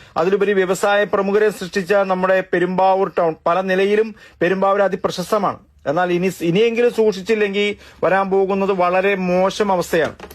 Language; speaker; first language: Malayalam; native; Malayalam